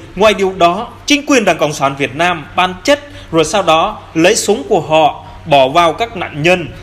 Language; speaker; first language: Vietnamese; non-native, local second language; Jarai